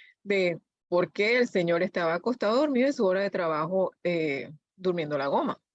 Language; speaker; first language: Spanish; native; Spanish